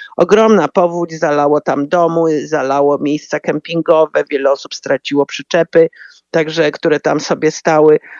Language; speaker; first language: Polish; native; Polish